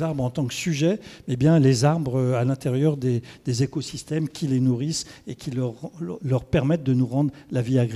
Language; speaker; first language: French; native; French